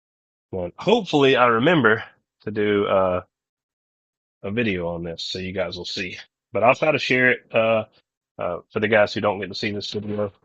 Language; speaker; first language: English; native; English